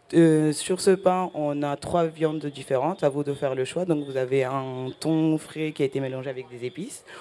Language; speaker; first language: French; early bilingual, other home language; Spanish